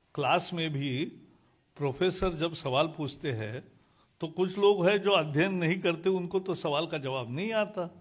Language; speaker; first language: Hindi; non-native, local second language; Marathi